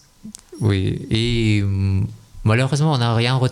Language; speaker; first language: French; non-native, learner; Russian